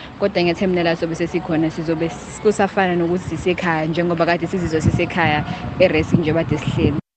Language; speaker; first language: Zulu; native; Zulu